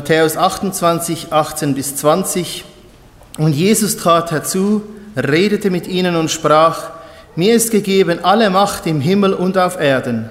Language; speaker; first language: German; native; German